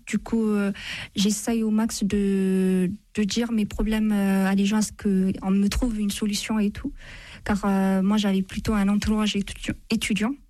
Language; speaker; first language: French; non-native, fluent; Amharic